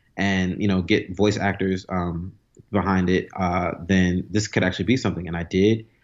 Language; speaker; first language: English; native; English